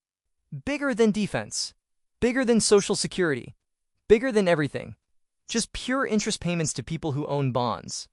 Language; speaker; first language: English; native; English